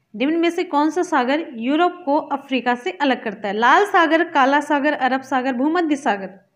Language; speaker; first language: Hindi; native; Hindi